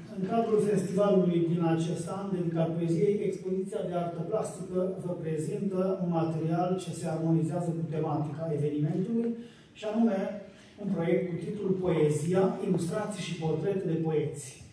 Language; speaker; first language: Romanian; non-native, local second language; Hungarian